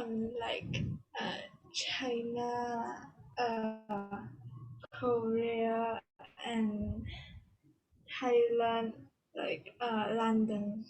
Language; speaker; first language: English; non-native, learner; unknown